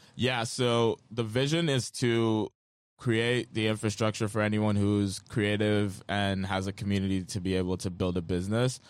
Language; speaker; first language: English; non-native, local second language; Yoruba